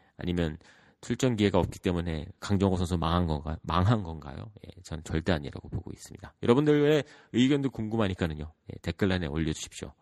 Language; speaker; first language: Korean; early bilingual, heritage; Korean